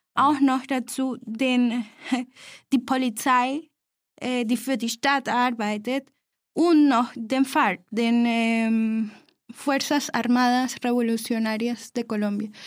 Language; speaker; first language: German; non-native, fluent; Spanish